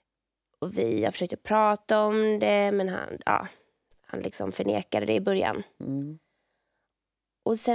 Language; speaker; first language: Swedish; native; Swedish